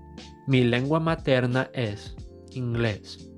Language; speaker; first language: Spanish; non-native, fluent; English